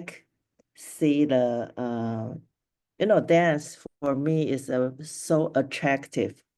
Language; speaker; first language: English; non-native, local second language; Chinese